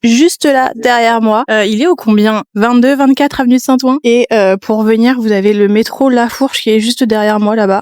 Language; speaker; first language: French; native; French